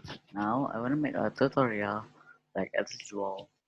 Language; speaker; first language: English; non-native, learner; Indonesian